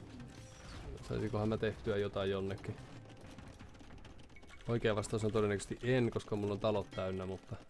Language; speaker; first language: Finnish; native; Finnish